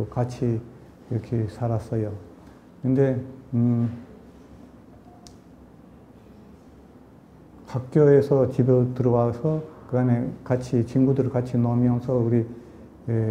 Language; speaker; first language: Korean; early bilingual, heritage; Korean